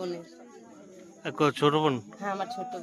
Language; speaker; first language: Bangla; non-native, local second language; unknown